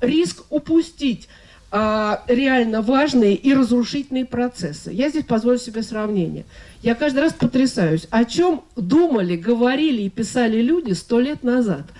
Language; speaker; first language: Russian; native; Russian